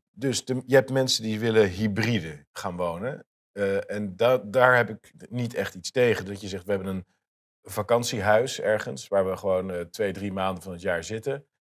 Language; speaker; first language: Dutch; native; Dutch